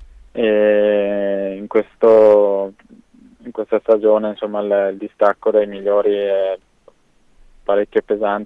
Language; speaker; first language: Italian; native; Italian